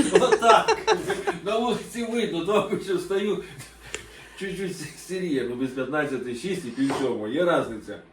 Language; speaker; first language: Ukrainian; non-native, local second language; Russian